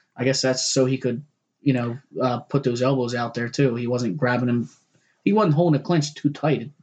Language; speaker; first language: English; native; English